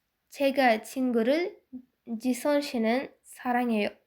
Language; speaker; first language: Korean; non-native, fluent; Uzbek